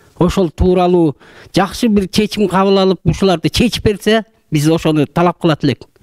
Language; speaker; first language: Kyrgyz; native; Kyrgyz